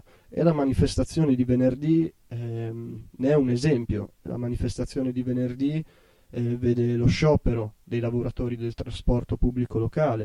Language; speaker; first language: Italian; native; Italian